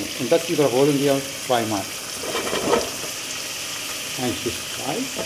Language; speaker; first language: German; non-native, fluent; Arabic